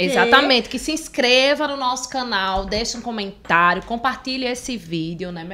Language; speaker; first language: Portuguese; native; Portuguese